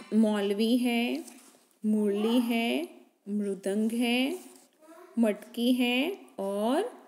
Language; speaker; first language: Hindi; non-native, local second language; Gujarati